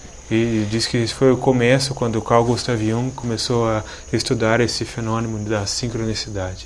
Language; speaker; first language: Portuguese; native; Portuguese